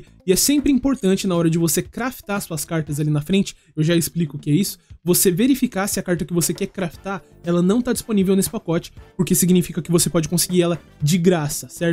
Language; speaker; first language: Portuguese; native; Portuguese